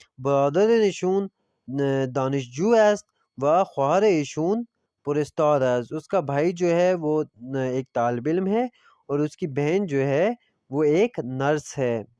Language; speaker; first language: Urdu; non-native, local second language; Punjabi